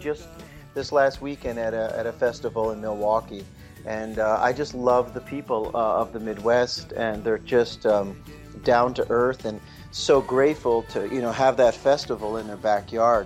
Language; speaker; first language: English; native; English